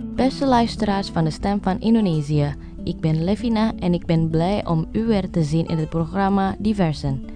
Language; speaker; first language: Dutch; non-native, learner; Indonesian